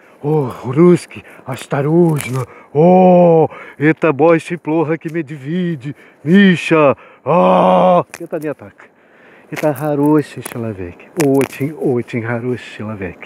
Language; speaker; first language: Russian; non-native, learner; Portuguese